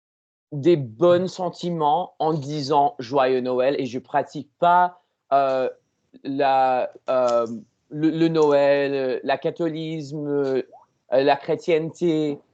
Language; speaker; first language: French; non-native, learner; English